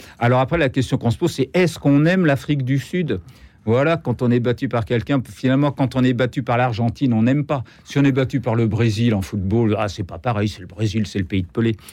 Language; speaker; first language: French; native; French